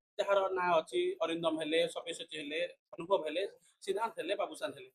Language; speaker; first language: Odia; native; Odia